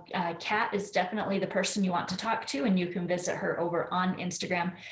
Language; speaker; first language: English; non-native, fluent; Danish